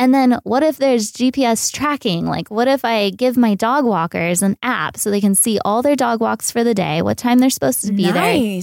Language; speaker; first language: English; native; English